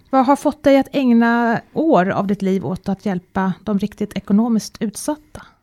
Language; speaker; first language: Swedish; native; Swedish